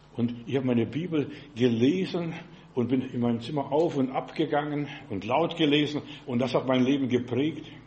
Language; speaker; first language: German; non-native, fluent; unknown